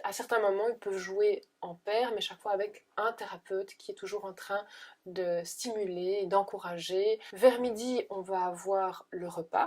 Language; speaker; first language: French; native; French